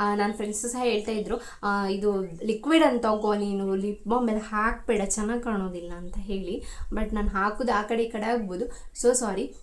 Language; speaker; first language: Kannada; non-native, local second language; Tulu